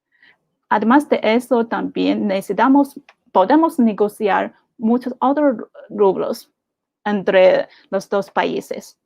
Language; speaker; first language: Spanish; non-native, fluent; Chinese